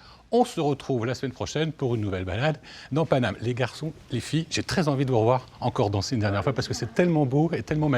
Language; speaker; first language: French; native; French